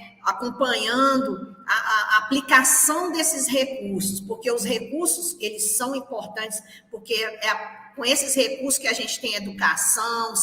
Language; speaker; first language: Portuguese; native; Portuguese